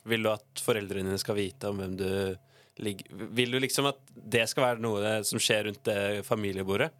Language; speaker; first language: Norwegian; native; Norwegian